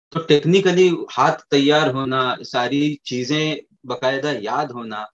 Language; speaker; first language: Hindi; native; Hindi